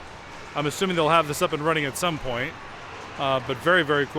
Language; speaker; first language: English; native; English